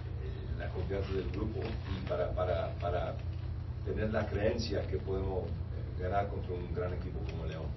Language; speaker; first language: Spanish; early bilingual, heritage; Spanish